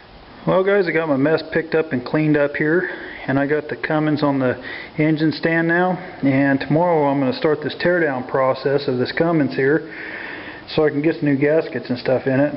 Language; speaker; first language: English; native; English